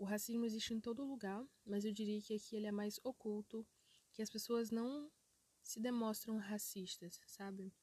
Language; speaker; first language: Portuguese; early bilingual, other home language; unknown